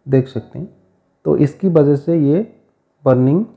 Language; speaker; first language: Hindi; non-native, local second language; Odia